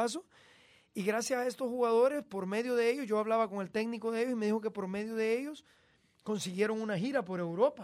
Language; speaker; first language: Spanish; native; Spanish